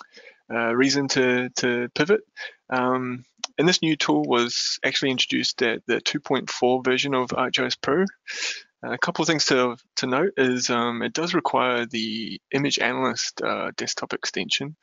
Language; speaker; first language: English; native; English